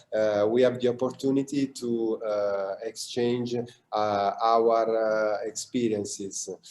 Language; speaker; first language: English; non-native, learner; Italian